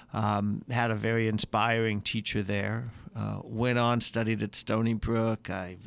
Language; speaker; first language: English; native; English